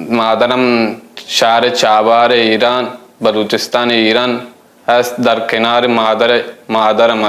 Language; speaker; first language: Persian; non-native, local second language; Baluchi